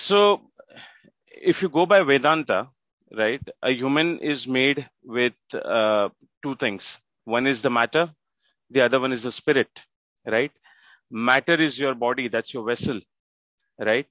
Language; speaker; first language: English; non-native, local second language; Marathi